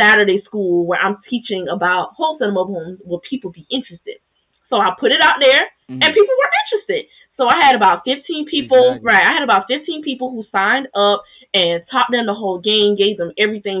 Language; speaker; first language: English; native; English